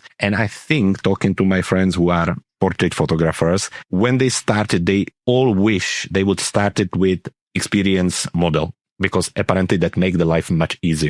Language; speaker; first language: English; non-native, fluent; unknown